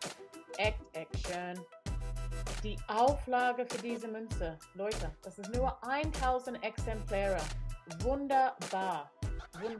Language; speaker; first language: German; non-native, fluent; English